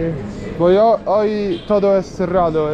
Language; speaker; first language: Spanish; non-native, learner; Italian